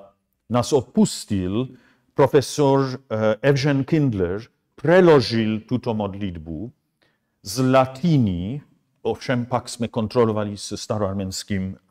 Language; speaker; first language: Czech; non-native, fluent; Armenian